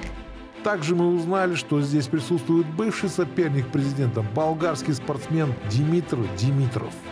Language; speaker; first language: Russian; native; Russian